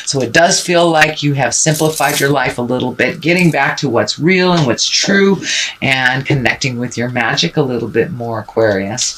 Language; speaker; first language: English; native; English